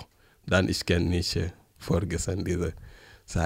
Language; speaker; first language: German; non-native, learner; French